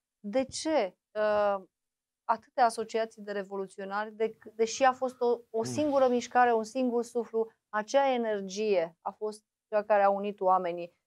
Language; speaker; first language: Romanian; native; Romanian